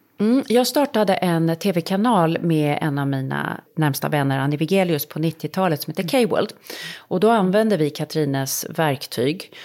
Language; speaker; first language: Swedish; native; Swedish